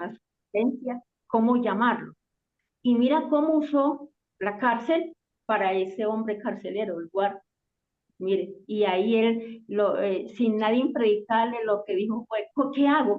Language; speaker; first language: Spanish; native; Spanish